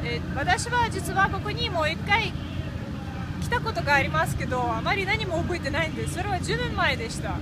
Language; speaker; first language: Japanese; non-native, fluent; Russian